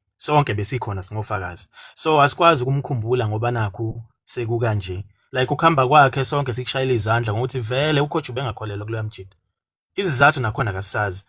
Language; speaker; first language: Zulu; native; Zulu